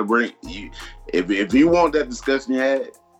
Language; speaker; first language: English; native; English